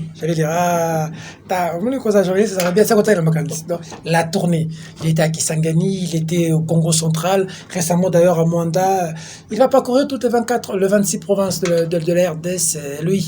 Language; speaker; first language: French; non-native, local second language; Lingala